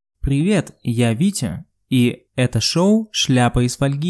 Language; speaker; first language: Russian; native; Russian